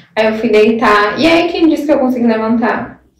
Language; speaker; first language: Portuguese; native; Portuguese